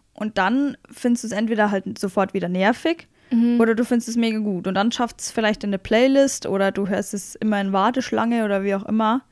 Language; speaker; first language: German; native; German